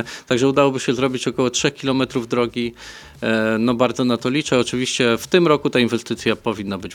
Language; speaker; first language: Polish; native; Polish